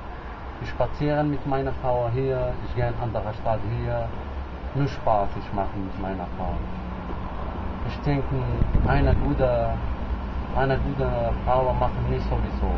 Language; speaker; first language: German; non-native, learner; Arabic